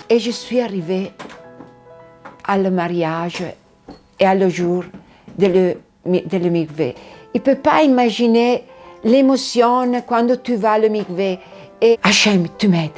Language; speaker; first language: French; non-native, learner; Italian